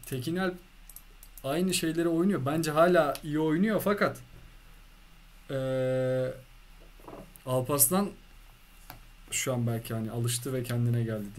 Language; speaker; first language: Turkish; native; Turkish